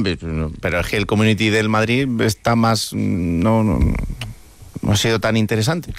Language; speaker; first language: Spanish; native; Spanish